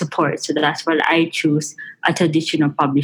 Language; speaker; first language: English; non-native, local second language; Filipino